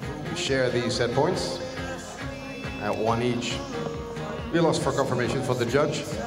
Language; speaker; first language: English; non-native, fluent; Dutch